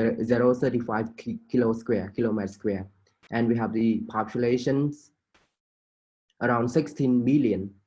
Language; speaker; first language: English; non-native, fluent; Khmer